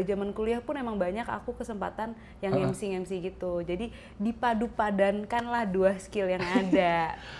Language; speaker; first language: Indonesian; native; Indonesian